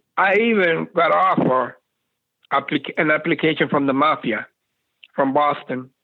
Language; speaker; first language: English; native; English